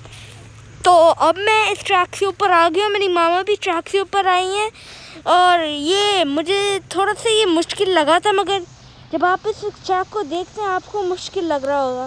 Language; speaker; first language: Hindi; non-native, local second language; Urdu